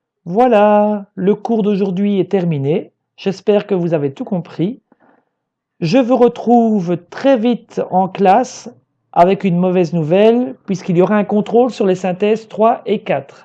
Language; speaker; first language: French; native; French